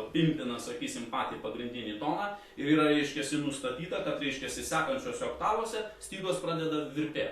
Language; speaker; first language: Lithuanian; native; Lithuanian